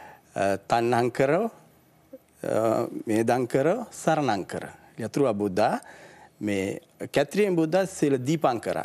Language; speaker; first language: French; non-native, learner; Sinhala